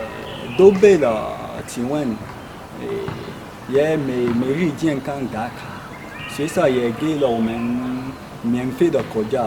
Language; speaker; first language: Chinese; non-native, learner; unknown